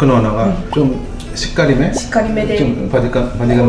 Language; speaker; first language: Korean; native; Korean